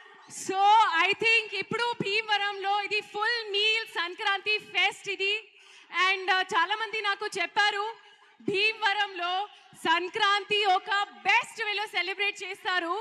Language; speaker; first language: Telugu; non-native, learner; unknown